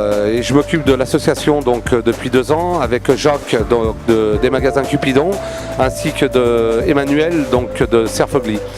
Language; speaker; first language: French; native; French